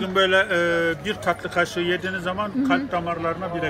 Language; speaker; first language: Turkish; native; Turkish